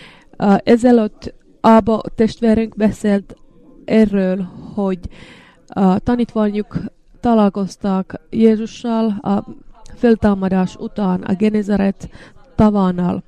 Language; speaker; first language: Hungarian; non-native, learner; Finnish